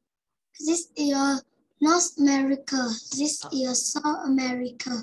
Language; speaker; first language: English; non-native, learner; Vietnamese